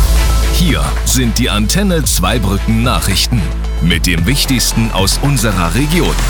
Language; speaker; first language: German; native; German